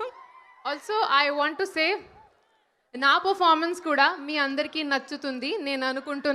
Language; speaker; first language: Telugu; non-native, learner; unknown